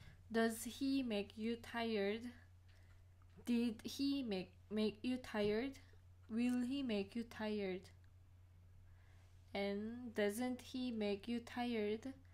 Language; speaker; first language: English; non-native, learner; Korean